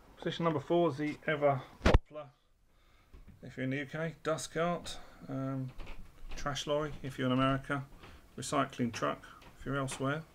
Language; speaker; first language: English; native; English